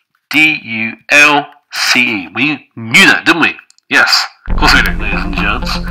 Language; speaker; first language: English; native; English